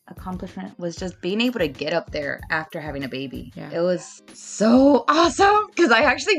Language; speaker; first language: English; native; English